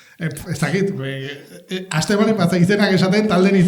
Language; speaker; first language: Basque; native; Basque